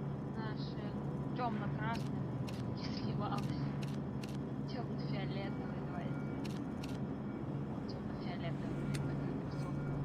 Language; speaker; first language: Russian; native; Russian